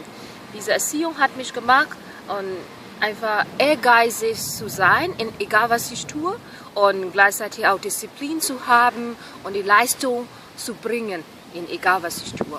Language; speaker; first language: German; non-native, fluent; Burmese